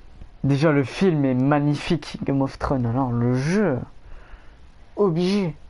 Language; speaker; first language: French; native; French